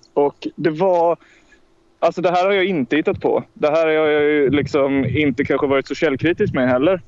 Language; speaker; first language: Swedish; native; Swedish